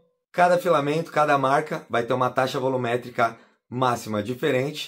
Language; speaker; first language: Portuguese; native; Portuguese